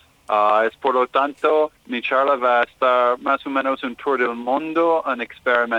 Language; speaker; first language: Spanish; non-native, learner; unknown